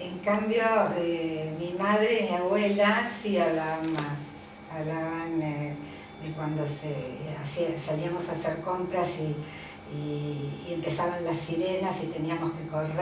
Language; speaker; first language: Spanish; early bilingual, other home language; Italian